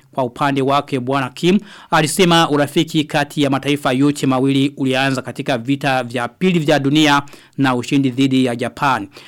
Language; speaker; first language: Swahili; non-native, local second language; Rundi